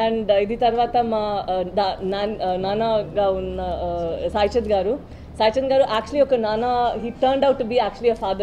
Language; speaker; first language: Telugu; non-native, learner; Tamil